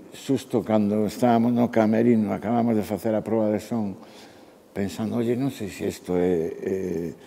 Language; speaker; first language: Galician; non-native, local second language; Spanish